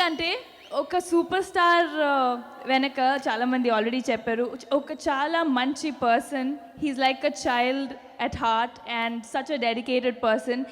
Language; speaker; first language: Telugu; non-native, learner; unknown